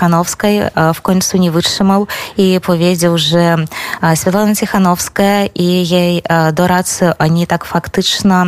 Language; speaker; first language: Polish; non-native, fluent; Belarusian